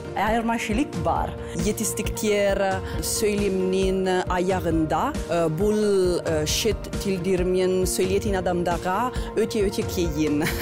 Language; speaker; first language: Kazakh; non-native, learner; Italian